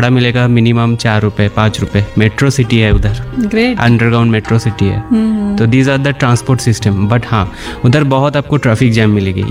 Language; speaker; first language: Hindi; non-native, local second language; Bangla